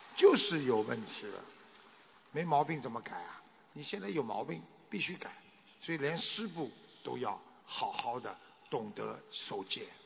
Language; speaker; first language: Chinese; native; Chinese